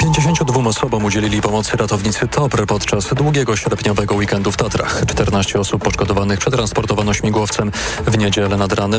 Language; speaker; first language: Polish; native; Polish